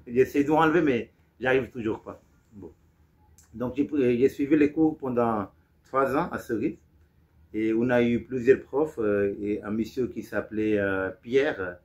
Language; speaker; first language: French; non-native, fluent; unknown